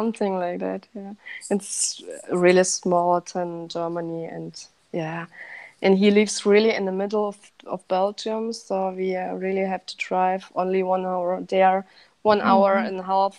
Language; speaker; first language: English; non-native, fluent; Russian